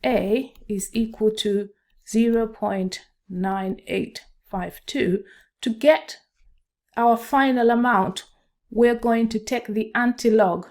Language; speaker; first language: English; non-native, local second language; Swahili